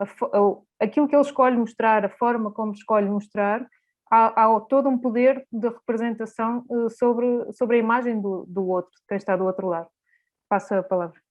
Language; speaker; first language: Portuguese; native; Portuguese